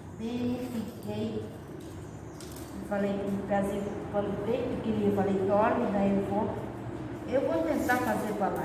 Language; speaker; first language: Portuguese; non-native, local second language; Guarani